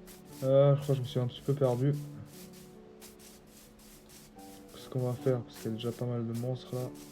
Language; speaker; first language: French; native; French